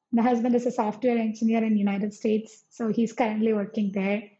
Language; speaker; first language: English; non-native, local second language; Malayalam